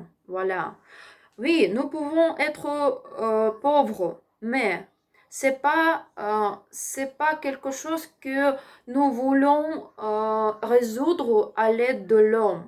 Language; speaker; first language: French; non-native, learner; Ukrainian